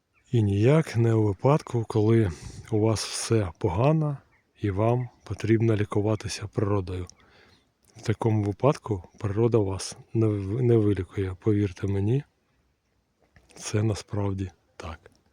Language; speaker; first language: Ukrainian; non-native, local second language; Russian